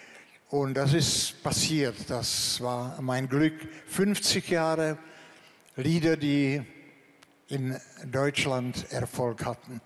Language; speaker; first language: German; non-native, fluent; Czech